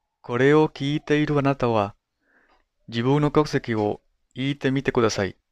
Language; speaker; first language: Japanese; non-native, fluent; Spanish